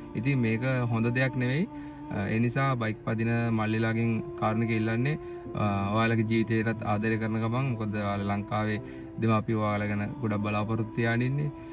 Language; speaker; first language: Sinhala; native; Sinhala